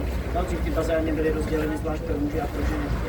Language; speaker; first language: Czech; native; Czech